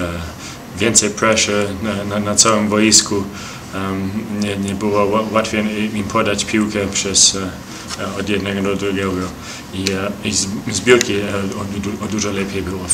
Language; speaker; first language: Polish; early bilingual, heritage; Polish